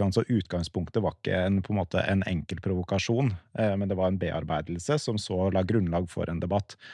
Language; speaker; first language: Norwegian; native; Norwegian